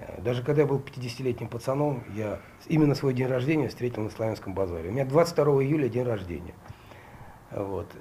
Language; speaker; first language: Russian; native; Russian